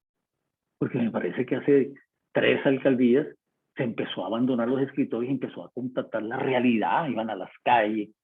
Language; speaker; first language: Spanish; native; Spanish